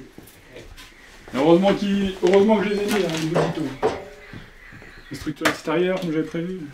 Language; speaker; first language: French; native; French